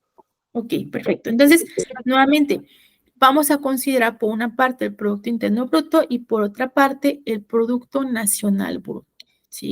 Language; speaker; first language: Spanish; native; Spanish